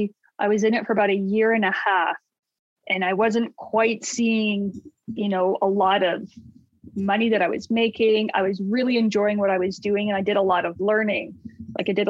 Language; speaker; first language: English; native; English